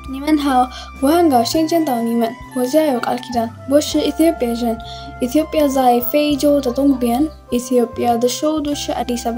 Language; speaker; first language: Chinese; non-native, learner; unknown